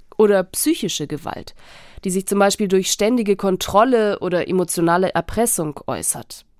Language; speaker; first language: German; native; German